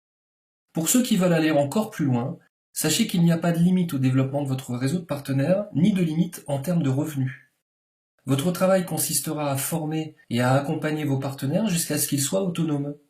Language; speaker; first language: French; native; French